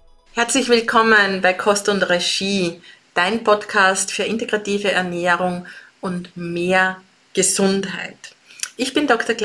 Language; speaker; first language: German; native; German